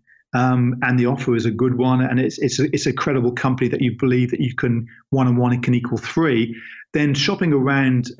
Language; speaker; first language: English; native; English